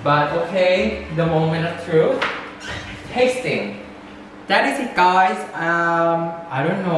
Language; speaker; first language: English; non-native, fluent; Thai